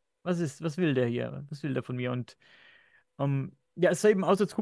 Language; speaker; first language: German; native; German